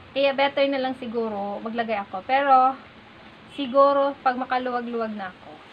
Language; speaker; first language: Filipino; non-native, local second language; Cebuano